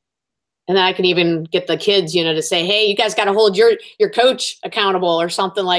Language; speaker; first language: English; native; English